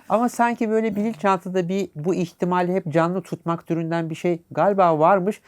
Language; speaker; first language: Turkish; native; Turkish